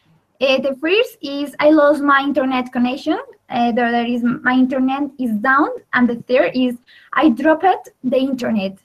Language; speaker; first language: English; non-native, learner; Spanish